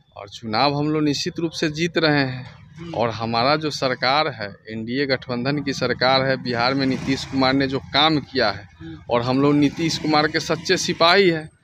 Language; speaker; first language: Hindi; native; Hindi